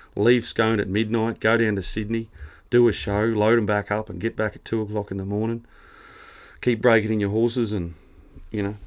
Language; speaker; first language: English; native; English